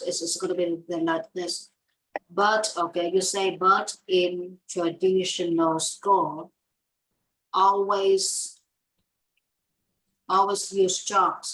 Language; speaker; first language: English; non-native, fluent; Vietnamese